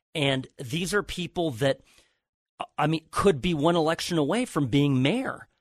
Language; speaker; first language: English; native; English